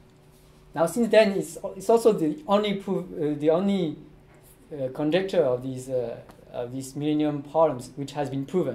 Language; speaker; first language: English; non-native, fluent; French